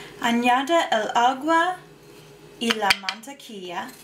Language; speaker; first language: Spanish; non-native, learner; English